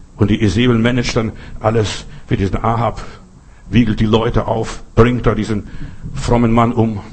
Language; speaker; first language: German; non-native, fluent; Russian